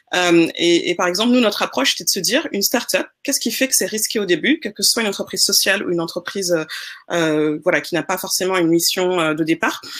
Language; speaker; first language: French; non-native, local second language; Wolof